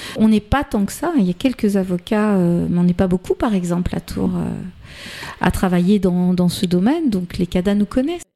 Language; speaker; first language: French; native; French